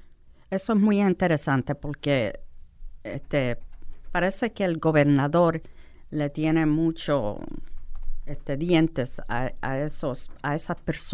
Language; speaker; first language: Spanish; non-native, fluent; English